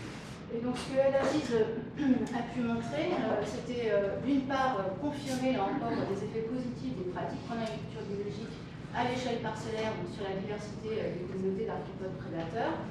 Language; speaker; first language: French; native; French